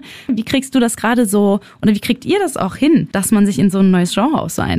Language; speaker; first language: German; native; German